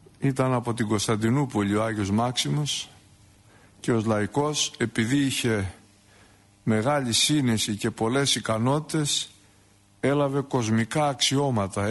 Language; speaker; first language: Greek; native; Greek